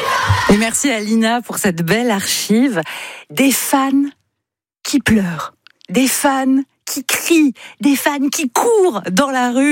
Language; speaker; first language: French; native; French